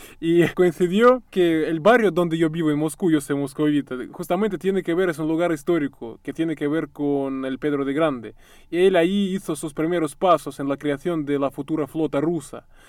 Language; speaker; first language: Spanish; non-native, fluent; Russian